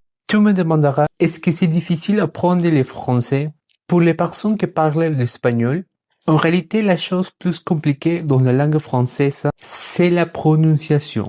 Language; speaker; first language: French; non-native, learner; Spanish